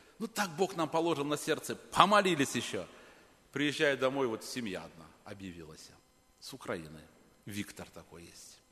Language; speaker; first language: Russian; native; Russian